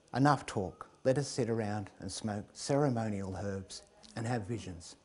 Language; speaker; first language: English; native; English